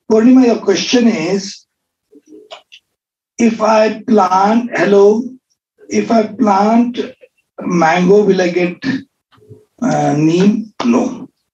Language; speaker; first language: English; non-native, local second language; Hindi